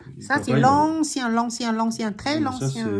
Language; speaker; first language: French; non-native, learner; Thai